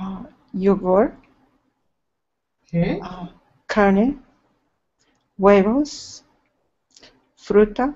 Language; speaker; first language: Spanish; non-native, learner; English